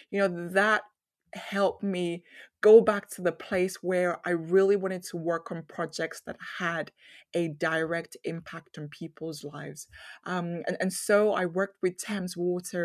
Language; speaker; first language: English; non-native, local second language; Yoruba